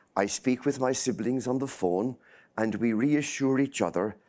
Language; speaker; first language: English; native; English